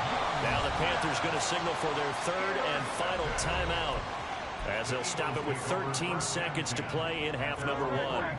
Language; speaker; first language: English; native; English